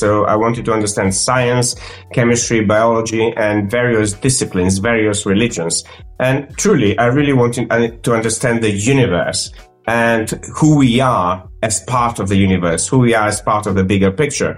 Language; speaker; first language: English; non-native, fluent; Macedonian